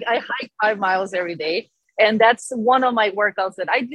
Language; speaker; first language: English; non-native, fluent; Spanish